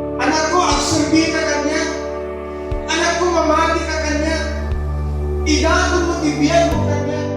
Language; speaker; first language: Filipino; non-native, local second language; Iloko